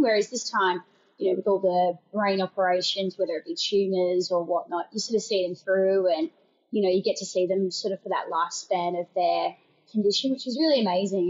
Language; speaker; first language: English; native; English